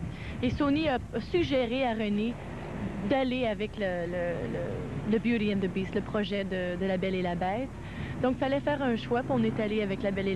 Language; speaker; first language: French; native; French